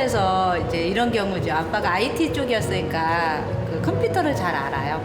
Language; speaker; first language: Korean; native; Korean